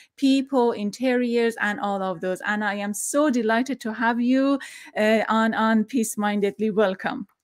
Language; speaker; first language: English; non-native, fluent; Persian